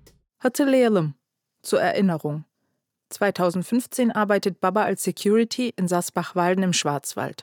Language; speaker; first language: German; early bilingual, other home language; Turkish